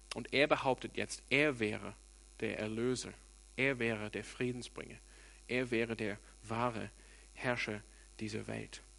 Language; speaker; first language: German; non-native, fluent; English